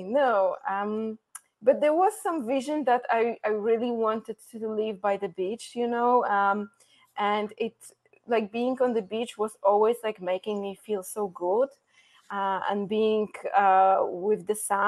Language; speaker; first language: English; non-native, fluent; Polish